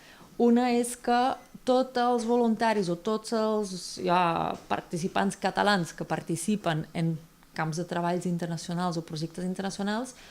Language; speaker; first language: Catalan; non-native, fluent; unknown